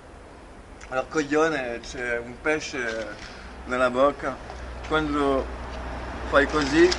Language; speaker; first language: Italian; non-native, fluent; French